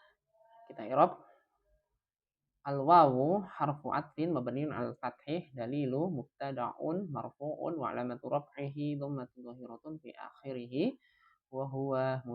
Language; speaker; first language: Arabic; non-native, fluent; Indonesian